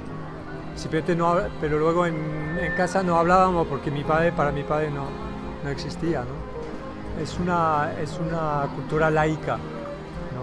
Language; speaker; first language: Spanish; non-native, fluent; French